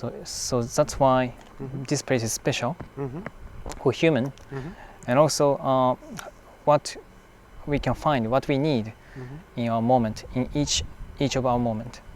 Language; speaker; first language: English; non-native, fluent; Japanese